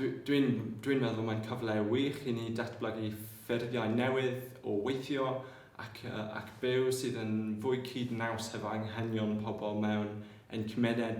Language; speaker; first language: Welsh; non-native, local second language; English